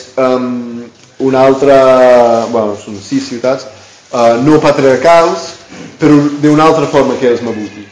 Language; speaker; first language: Catalan; non-native, fluent; English